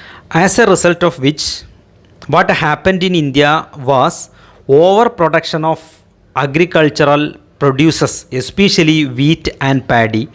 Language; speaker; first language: English; non-native, local second language; Malayalam